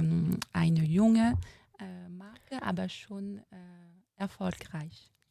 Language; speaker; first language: German; non-native, fluent; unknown